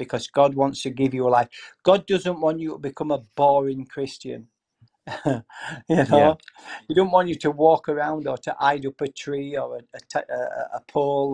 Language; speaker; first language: English; native; English